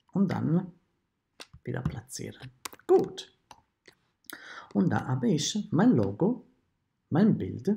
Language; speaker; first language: German; non-native, fluent; Italian